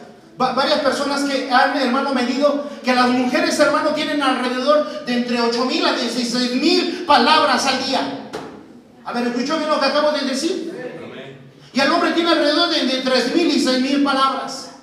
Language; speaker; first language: Spanish; native; Spanish